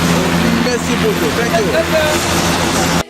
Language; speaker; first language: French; non-native, learner; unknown